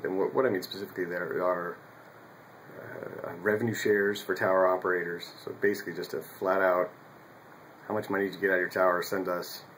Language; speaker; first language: English; native; English